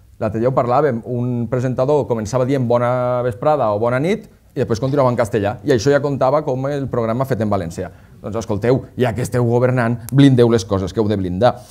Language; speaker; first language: Catalan; native; Catalan